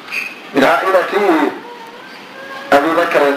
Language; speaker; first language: Arabic; native; Arabic